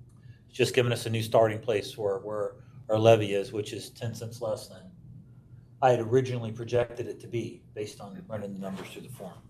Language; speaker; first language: English; native; English